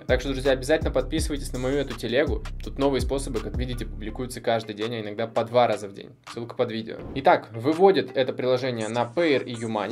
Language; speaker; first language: Russian; native; Russian